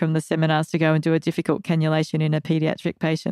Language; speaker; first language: English; native; English